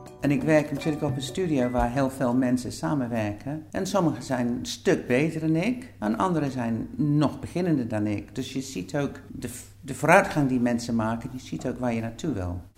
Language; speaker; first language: Dutch; non-native, fluent; English